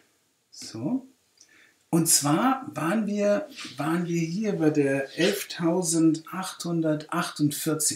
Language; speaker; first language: German; native; German